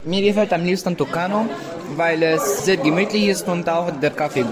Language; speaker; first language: German; non-native, local second language; Romanian